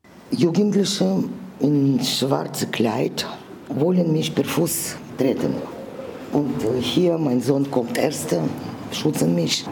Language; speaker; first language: German; non-native, learner; Russian